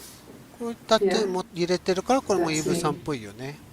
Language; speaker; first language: Japanese; native; Japanese